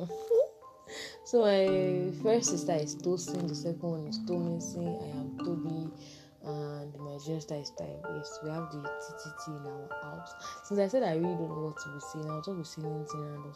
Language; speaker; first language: English; non-native, local second language; Yoruba